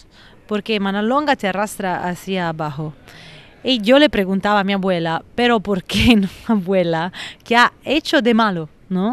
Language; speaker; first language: Spanish; non-native, fluent; Italian